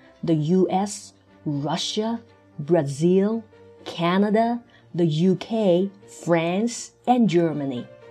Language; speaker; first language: English; non-native, fluent; Chinese